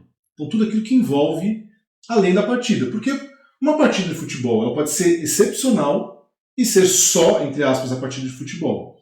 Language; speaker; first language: Portuguese; native; Portuguese